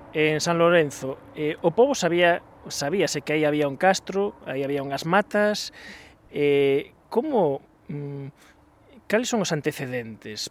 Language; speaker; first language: Galician; native; Galician